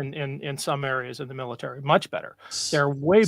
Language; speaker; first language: English; native; English